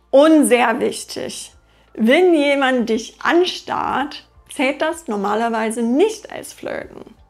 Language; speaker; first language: German; non-native, fluent; English